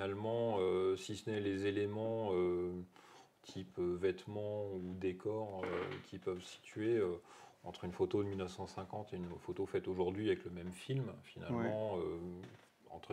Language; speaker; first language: French; native; French